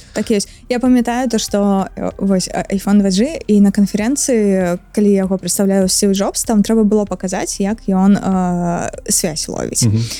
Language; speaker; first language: Belarusian; non-native, local second language; Russian